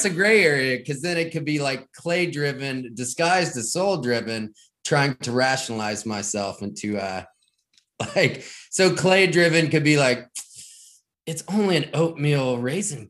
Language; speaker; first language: English; native; English